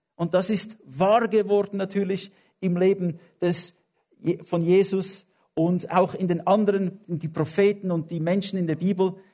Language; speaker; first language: German; non-native, fluent; English